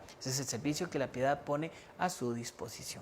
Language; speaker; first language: Spanish; native; Spanish